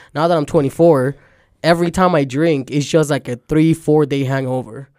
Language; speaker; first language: English; early bilingual, other home language; Spanish